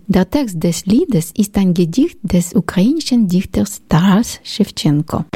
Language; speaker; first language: German; non-native, learner; Ukrainian